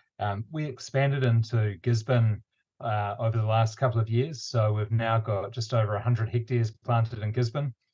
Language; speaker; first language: English; native; English